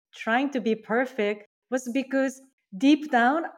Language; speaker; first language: English; non-native, fluent; Japanese